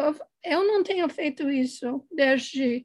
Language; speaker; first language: Portuguese; non-native, fluent; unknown